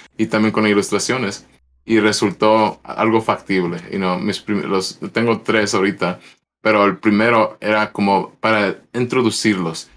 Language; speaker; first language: Spanish; early bilingual, heritage; Spanish